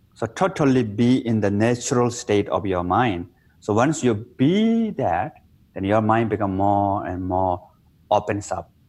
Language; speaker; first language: English; non-native, local second language; Tibetan